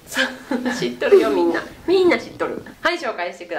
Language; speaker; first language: Japanese; native; Japanese